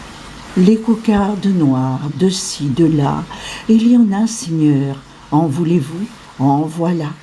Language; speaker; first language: French; native; French